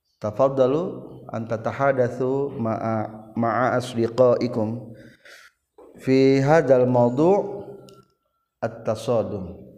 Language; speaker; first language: Arabic; non-native, learner; Indonesian